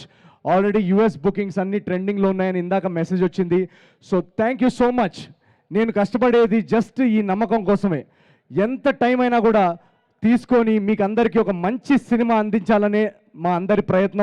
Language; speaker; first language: Telugu; native; Telugu